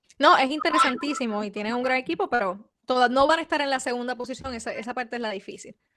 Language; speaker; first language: Spanish; native; Spanish